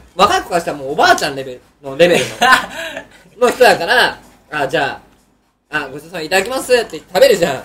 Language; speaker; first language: Japanese; native; Japanese